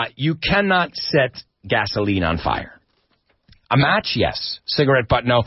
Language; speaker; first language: English; native; English